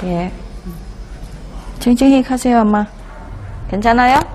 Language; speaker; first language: Korean; non-native, learner; Vietnamese